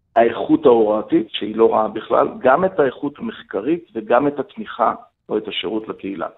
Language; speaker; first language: Hebrew; non-native, fluent; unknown